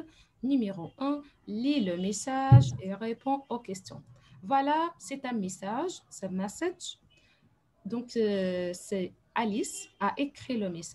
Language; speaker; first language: French; non-native, fluent; Arabic